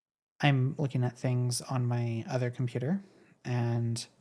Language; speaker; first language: English; native; English